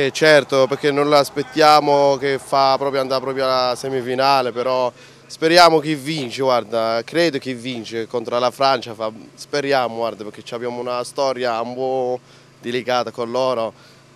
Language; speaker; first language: Italian; non-native, fluent; Arabic